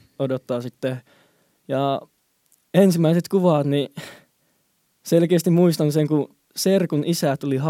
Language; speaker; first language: Finnish; early bilingual, other home language; Chinese